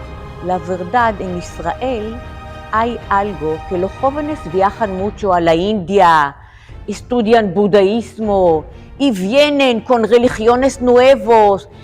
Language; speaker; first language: Spanish; non-native, fluent; Hebrew